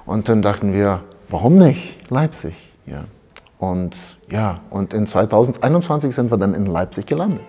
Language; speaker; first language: German; early bilingual, heritage; German